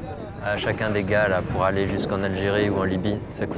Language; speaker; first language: French; native; French